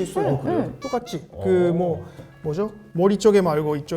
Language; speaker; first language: Korean; non-native, fluent; Japanese